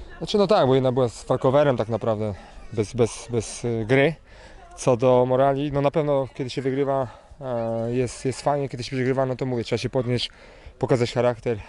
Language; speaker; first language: Polish; native; Polish